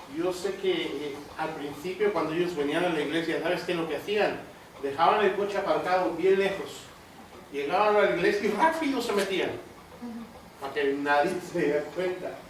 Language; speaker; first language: Spanish; native; Spanish